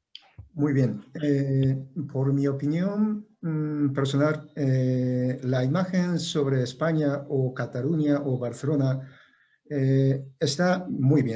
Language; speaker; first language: Spanish; non-native, fluent; Japanese